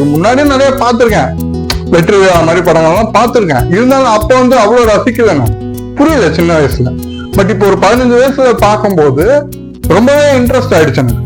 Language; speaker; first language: Tamil; native; Tamil